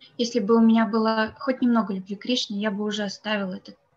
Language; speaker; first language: Russian; native; Russian